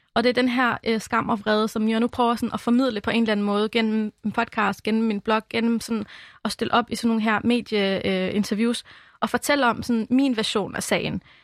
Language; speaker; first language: Danish; early bilingual, other home language; Arabic